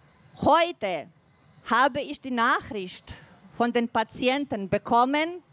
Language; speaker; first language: German; non-native, fluent; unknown